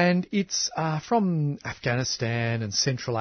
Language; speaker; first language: English; native; English